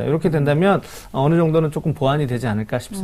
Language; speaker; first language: Korean; native; Korean